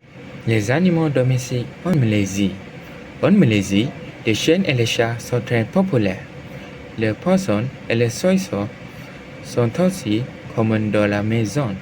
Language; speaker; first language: French; non-native, learner; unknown